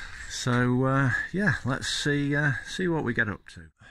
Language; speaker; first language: English; native; English